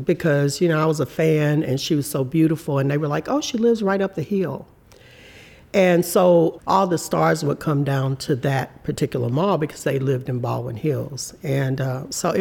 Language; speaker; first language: English; native; English